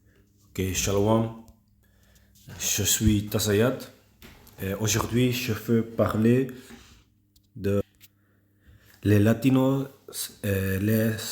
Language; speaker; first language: French; non-native, learner; English